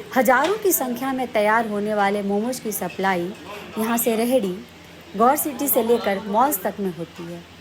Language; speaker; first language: Hindi; native; Hindi